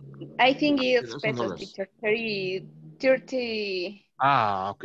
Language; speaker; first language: English; non-native, learner; Spanish